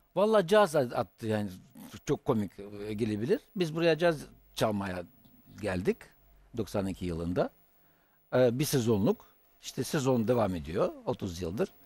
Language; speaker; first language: Turkish; non-native, fluent; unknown